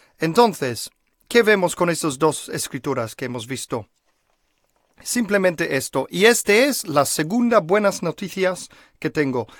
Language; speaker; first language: Spanish; non-native, fluent; English